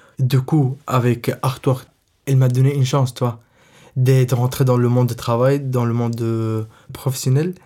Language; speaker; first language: French; non-native, fluent; Arabic